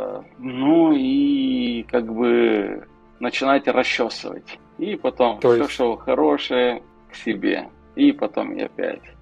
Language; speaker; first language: Russian; non-native, local second language; Romanian